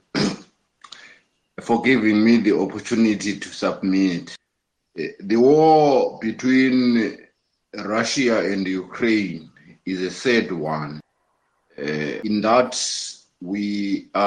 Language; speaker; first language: English; non-native, local second language; North Ndebele